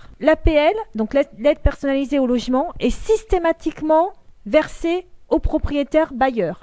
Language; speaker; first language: French; native; French